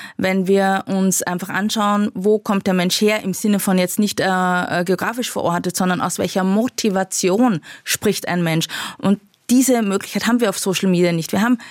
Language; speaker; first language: German; native; German